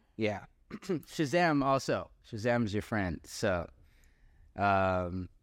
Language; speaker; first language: English; native; English